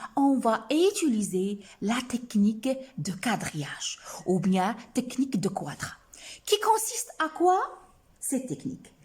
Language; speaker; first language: French; non-native, local second language; Arabic